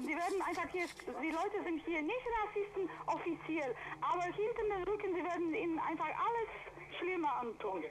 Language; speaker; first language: German; non-native, fluent; Polish